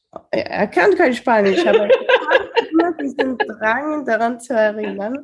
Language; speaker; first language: German; early bilingual, heritage; Spanish